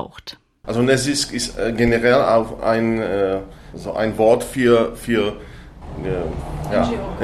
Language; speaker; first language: German; non-native, learner; Czech